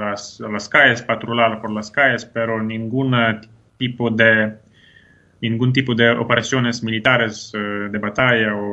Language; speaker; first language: Spanish; non-native, fluent; Ukrainian